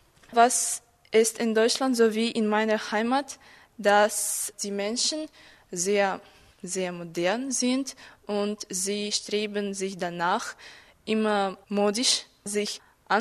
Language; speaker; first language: German; non-native, fluent; Russian